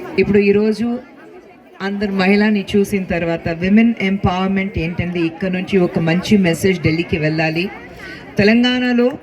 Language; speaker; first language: Telugu; non-native, local second language; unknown